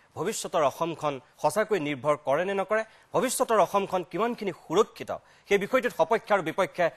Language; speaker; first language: Assamese; native; Assamese